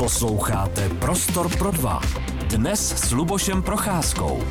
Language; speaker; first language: Czech; native; Czech